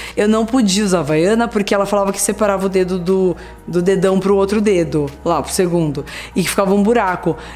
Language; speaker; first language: Portuguese; native; Portuguese